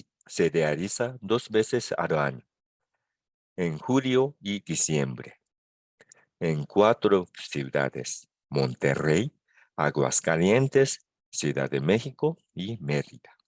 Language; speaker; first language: Spanish; non-native, fluent; Japanese